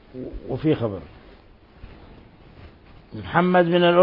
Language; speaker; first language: Arabic; native; Arabic